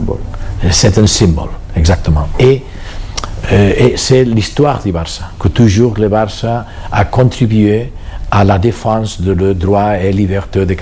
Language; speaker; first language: French; non-native, fluent; Catalan